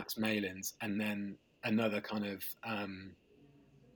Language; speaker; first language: English; native; English